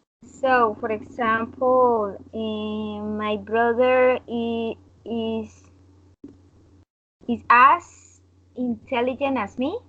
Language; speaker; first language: English; non-native, learner; Spanish